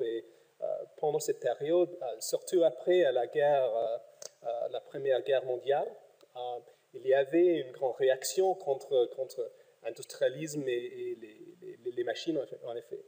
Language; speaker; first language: French; non-native, fluent; English